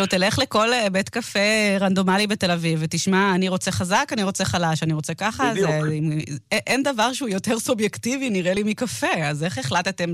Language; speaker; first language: Hebrew; native; Hebrew